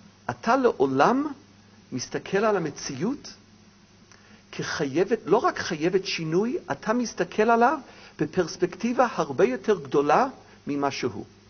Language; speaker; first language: Hebrew; non-native, fluent; English